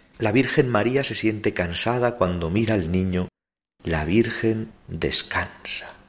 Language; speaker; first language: Spanish; native; Spanish